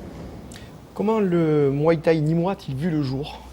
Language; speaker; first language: French; native; French